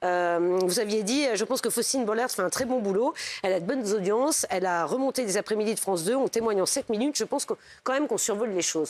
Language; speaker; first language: French; native; French